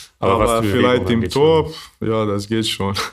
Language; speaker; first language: German; non-native, learner; Bosnian